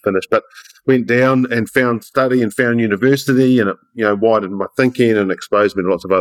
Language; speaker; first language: English; native; English